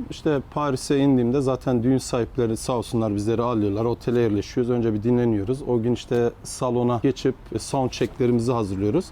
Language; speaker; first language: Turkish; early bilingual, other home language; Zaza